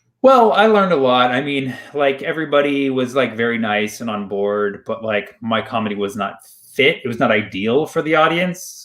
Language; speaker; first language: English; early bilingual, other home language; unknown